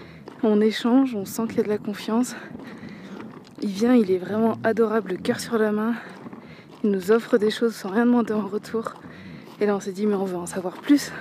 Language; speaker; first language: French; native; French